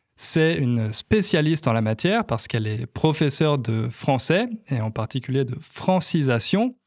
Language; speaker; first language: French; native; French